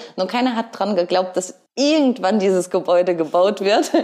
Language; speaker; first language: German; early bilingual, other home language; Ukrainian